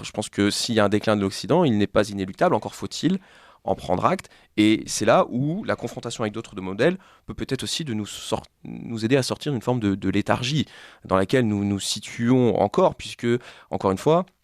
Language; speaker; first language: French; native; French